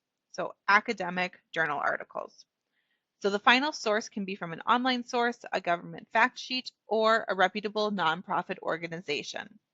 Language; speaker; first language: English; native; English